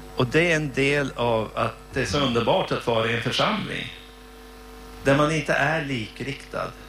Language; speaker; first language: Swedish; native; Swedish